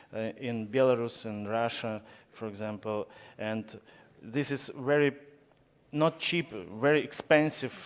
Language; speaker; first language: English; non-native, learner; Russian